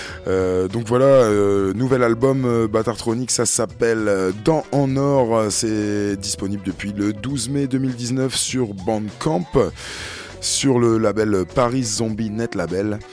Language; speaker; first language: French; native; French